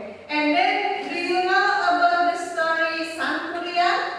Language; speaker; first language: English; non-native, learner; Indonesian